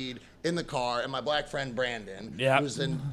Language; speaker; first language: English; native; English